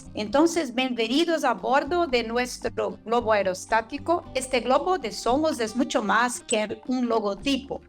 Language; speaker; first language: Spanish; non-native, fluent; Portuguese